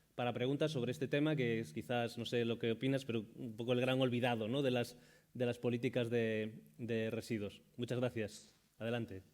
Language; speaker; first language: Spanish; native; Spanish